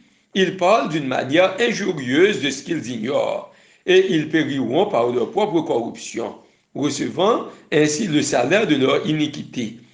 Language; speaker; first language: French; non-native, local second language; Haitian Creole